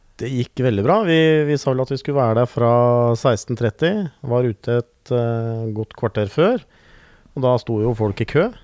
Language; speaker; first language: Norwegian; native; Norwegian